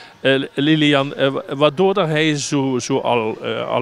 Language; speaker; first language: Dutch; native; Dutch